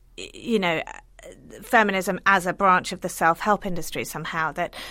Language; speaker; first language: English; native; English